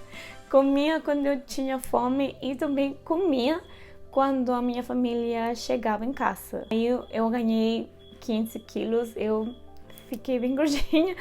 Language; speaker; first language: Portuguese; non-native, fluent; Spanish